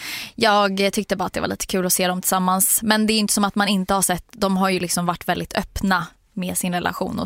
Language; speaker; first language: Swedish; native; Swedish